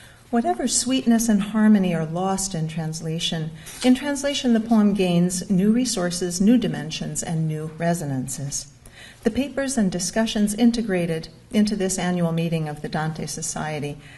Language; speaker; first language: English; native; English